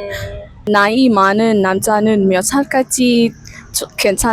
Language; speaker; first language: Korean; non-native, learner; Lao